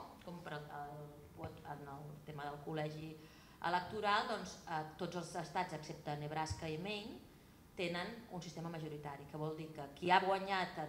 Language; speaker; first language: Catalan; native; Catalan